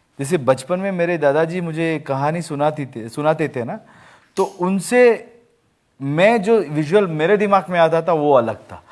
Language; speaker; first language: Hindi; non-native, local second language; Kannada